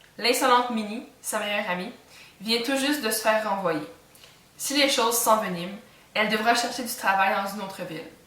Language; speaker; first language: French; native; French